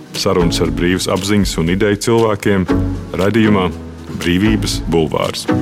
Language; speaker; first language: Latvian; early bilingual, heritage; Latvian